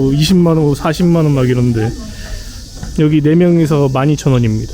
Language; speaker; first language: Korean; native; Korean